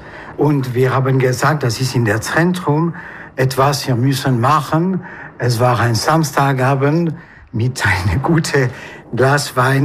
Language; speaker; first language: German; non-native, local second language; French